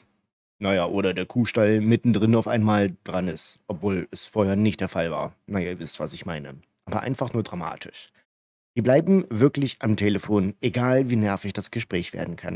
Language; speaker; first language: German; native; German